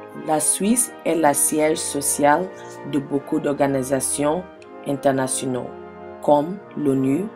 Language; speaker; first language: French; non-native, learner; English